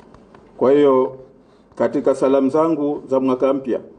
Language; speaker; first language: Swahili; native; Swahili